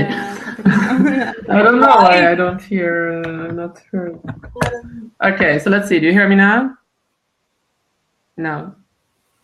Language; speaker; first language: English; non-native, fluent; Italian